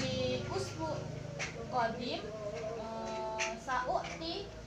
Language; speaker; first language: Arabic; non-native, learner; Indonesian